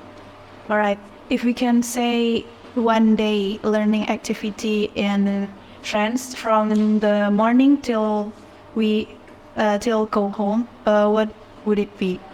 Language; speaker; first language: English; non-native, fluent; Indonesian